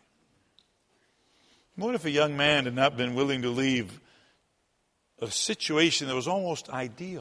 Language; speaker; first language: English; native; English